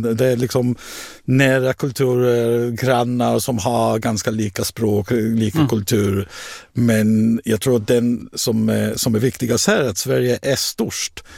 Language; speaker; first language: Swedish; non-native, fluent; Hebrew